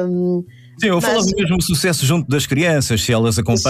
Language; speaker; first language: Portuguese; native; Portuguese